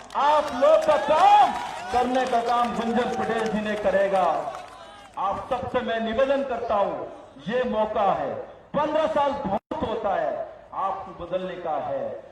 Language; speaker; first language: Hindi; non-native, local second language; Kannada